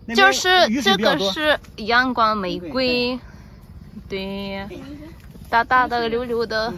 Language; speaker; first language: Chinese; non-native, fluent; Ukrainian